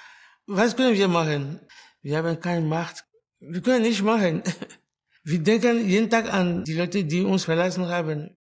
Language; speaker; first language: German; non-native, learner; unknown